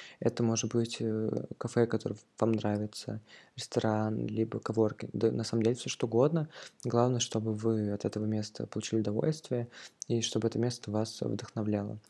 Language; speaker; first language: Russian; native; Russian